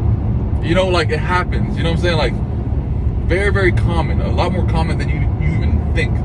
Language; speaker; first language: English; native; English